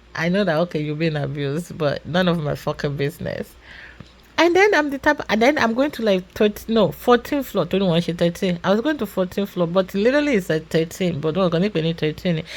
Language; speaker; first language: English; non-native, local second language; Yoruba